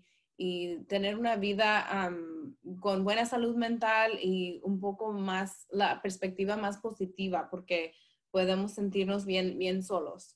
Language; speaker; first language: Spanish; early bilingual, heritage; Spanish